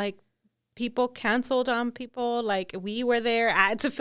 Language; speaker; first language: English; early bilingual, other home language; Spanish